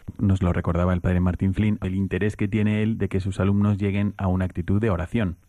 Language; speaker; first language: Spanish; native; Spanish